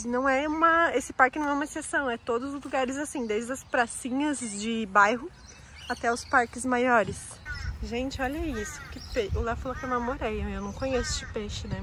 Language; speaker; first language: Portuguese; native; Portuguese